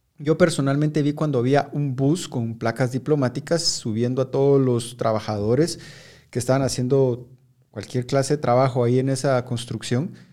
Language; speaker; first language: Spanish; native; Spanish